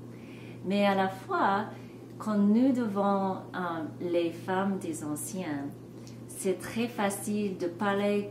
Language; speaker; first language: French; non-native, fluent; English